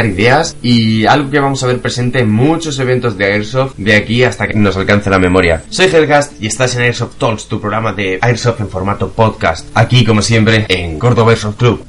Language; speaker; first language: Spanish; native; Spanish